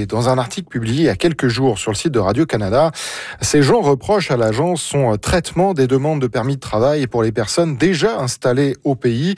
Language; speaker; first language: French; native; French